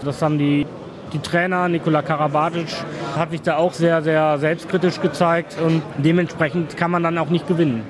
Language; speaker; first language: German; native; German